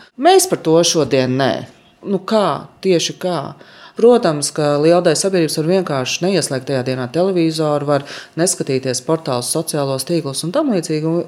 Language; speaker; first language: Latvian; native; Latvian